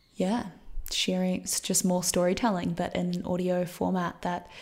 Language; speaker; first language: English; native; English